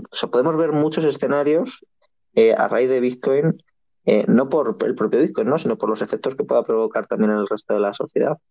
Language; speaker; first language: Spanish; native; Spanish